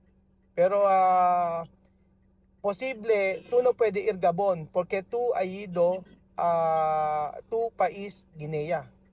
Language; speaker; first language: Spanish; non-native, learner; Filipino